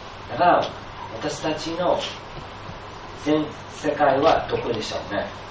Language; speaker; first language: Japanese; non-native, fluent; English